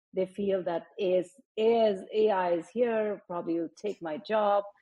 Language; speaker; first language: English; non-native, local second language; Hindi